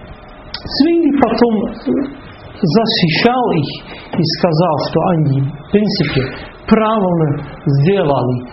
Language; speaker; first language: Russian; non-native, fluent; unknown